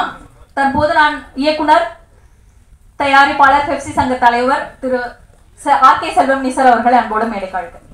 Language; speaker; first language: Tamil; native; Tamil